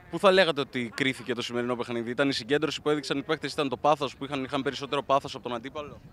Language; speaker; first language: Greek; native; Greek